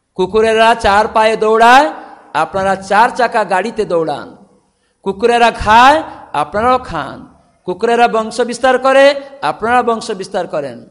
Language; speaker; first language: Bangla; non-native, fluent; Odia